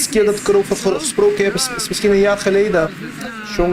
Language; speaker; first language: Dutch; early bilingual, other home language; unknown